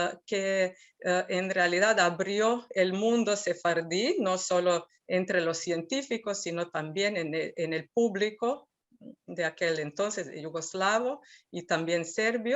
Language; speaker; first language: Spanish; non-native, fluent; Serbian